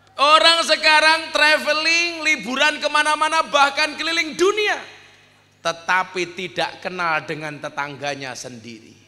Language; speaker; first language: Indonesian; native; Indonesian